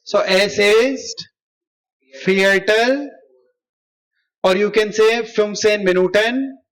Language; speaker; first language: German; non-native, learner; Hindi